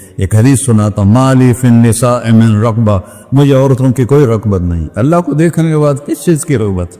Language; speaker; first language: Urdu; non-native, local second language; Punjabi